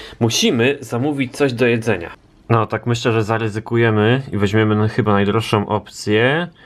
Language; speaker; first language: Polish; native; Polish